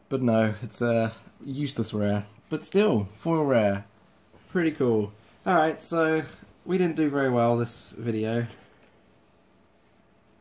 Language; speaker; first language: English; native; English